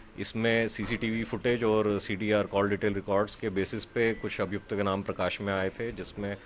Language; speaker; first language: Hindi; native; Hindi